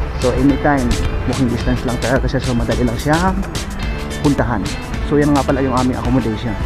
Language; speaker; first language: Filipino; non-native, local second language; Cebuano